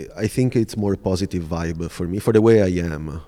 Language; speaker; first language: English; non-native, fluent; Italian